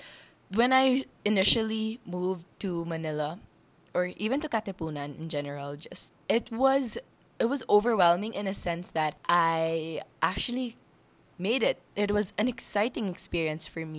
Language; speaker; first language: English; non-native, local second language; Hiligaynon